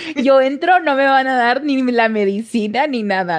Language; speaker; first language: Spanish; early bilingual, heritage; Spanish